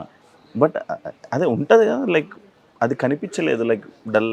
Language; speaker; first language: Telugu; native; Telugu